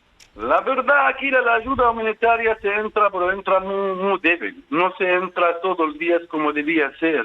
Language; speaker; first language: Spanish; non-native, fluent; Arabic